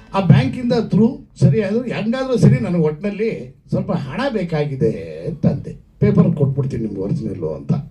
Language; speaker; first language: Kannada; native; Kannada